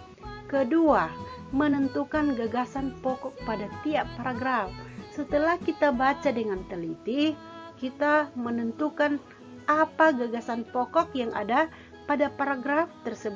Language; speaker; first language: Indonesian; native; Indonesian